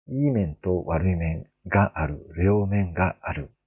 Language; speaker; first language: Japanese; non-native, fluent; Korean